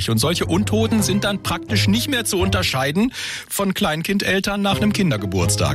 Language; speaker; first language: German; native; German